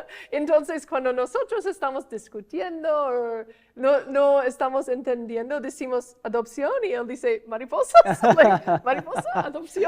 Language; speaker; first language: Spanish; non-native, fluent; English